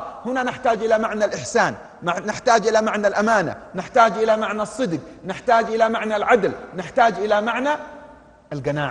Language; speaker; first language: Arabic; native; Arabic